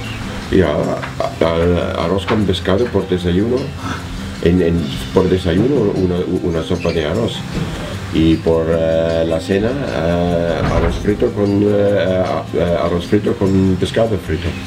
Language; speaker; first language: Spanish; non-native, learner; German